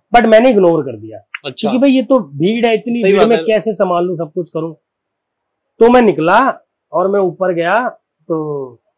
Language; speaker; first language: Hindi; native; Hindi